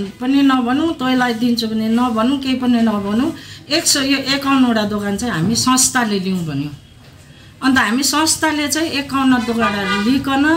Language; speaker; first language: Nepali; native; Nepali